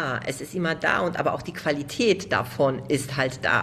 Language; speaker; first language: German; native; German